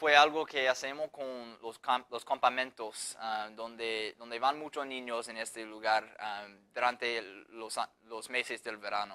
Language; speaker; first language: Spanish; non-native, fluent; English